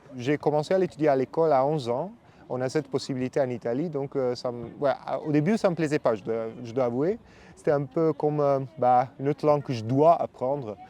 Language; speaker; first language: French; non-native, fluent; Italian